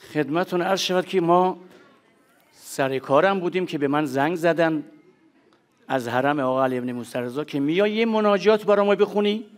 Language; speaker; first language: Persian; native; Persian